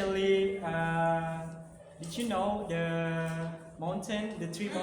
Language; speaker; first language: English; non-native, learner; Indonesian